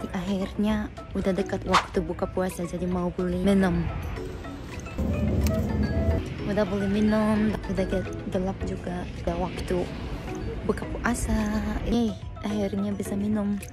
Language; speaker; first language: Indonesian; non-native, fluent; Japanese